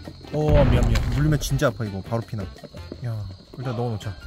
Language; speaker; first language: Korean; native; Korean